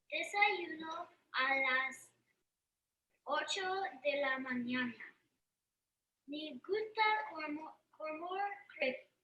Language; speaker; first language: Spanish; non-native, learner; English